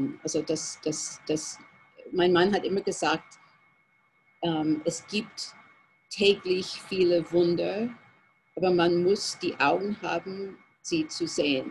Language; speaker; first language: German; non-native, fluent; English